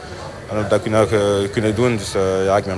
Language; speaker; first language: Dutch; non-native, local second language; French